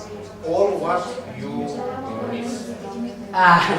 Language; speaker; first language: English; non-native, learner; Romanian